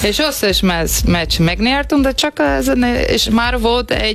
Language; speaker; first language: Hungarian; non-native, learner; Portuguese